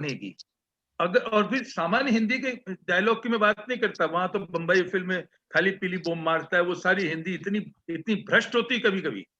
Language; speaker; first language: Hindi; native; Hindi